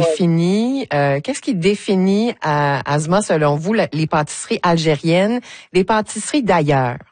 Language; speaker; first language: French; native; French